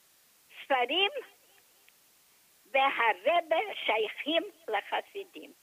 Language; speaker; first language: Hebrew; non-native, fluent; English